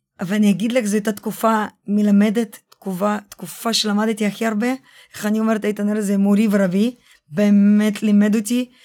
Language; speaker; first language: Hebrew; early bilingual, other home language; Russian